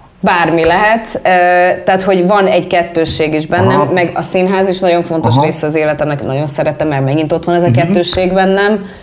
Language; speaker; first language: Hungarian; early bilingual, heritage; Hungarian